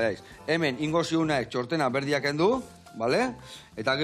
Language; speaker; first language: Basque; native; Basque